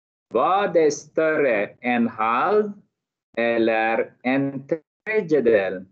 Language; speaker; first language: Swedish; non-native, learner; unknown